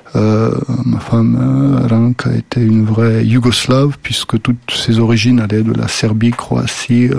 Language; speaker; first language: French; early bilingual, other home language; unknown